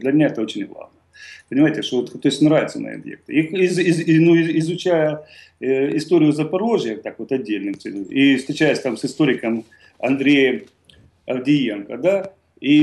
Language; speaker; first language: Russian; native; Russian